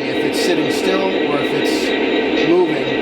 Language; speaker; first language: English; native; English